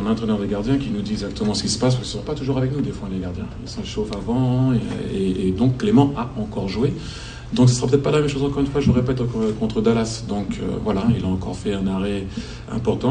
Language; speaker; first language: French; native; French